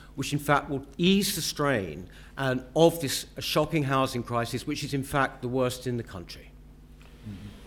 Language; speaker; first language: English; native; English